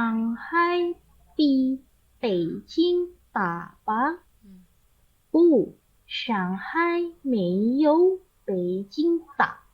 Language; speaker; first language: Chinese; non-native, learner; Indonesian